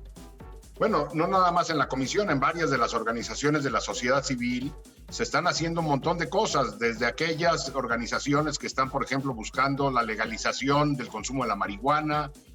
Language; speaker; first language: Spanish; native; Spanish